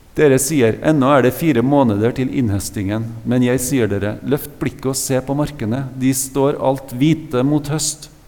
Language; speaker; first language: Norwegian; native; Norwegian